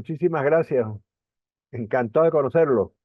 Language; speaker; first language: Spanish; native; Spanish